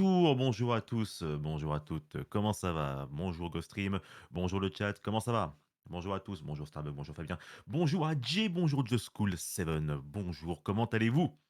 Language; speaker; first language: French; native; French